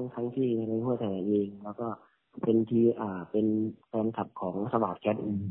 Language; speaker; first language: Thai; native; Thai